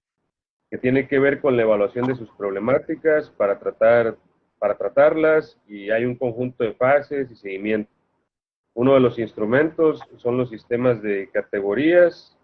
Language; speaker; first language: Spanish; native; Spanish